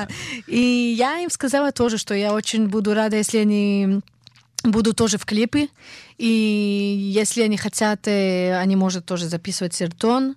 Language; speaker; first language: Russian; early bilingual, heritage; Hebrew